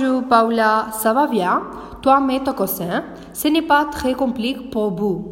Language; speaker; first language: French; non-native, learner; Spanish